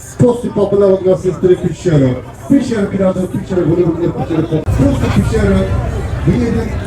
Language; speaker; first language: Russian; non-native, learner; Turkish